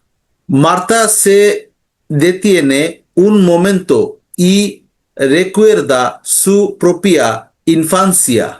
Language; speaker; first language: Spanish; non-native, learner; Bangla